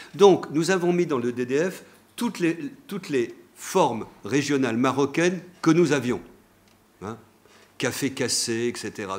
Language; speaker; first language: French; native; French